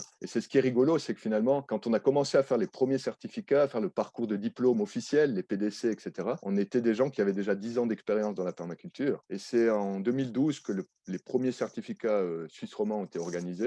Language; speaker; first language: French; native; French